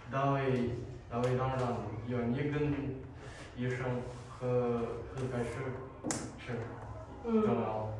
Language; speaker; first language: Chinese; non-native, learner; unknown